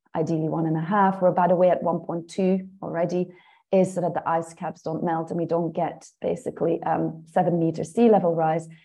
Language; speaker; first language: English; non-native, fluent; Dutch